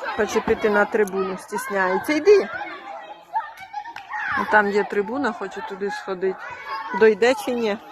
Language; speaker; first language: Ukrainian; native; Ukrainian